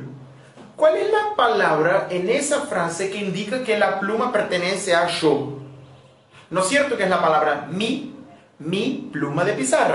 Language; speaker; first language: Spanish; non-native, fluent; Portuguese